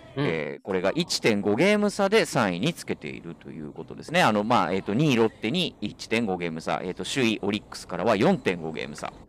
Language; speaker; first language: Japanese; native; Japanese